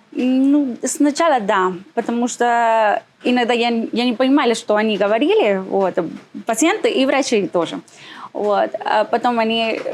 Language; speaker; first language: Russian; non-native, learner; Spanish